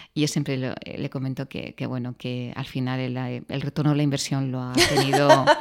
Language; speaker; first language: Spanish; native; Spanish